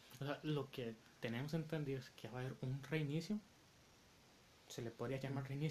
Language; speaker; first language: Spanish; native; Spanish